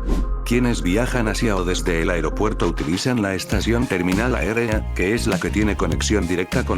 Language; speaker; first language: Spanish; native; Spanish